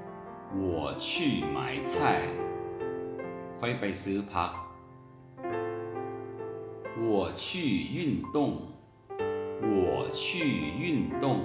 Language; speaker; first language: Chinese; non-native, fluent; Lao